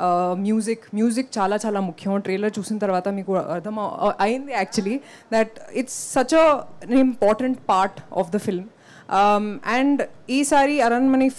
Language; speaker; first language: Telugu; non-native, local second language; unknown